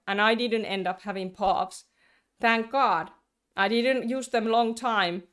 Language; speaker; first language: English; non-native, fluent; Finnish